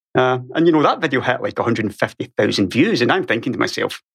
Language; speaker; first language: English; native; English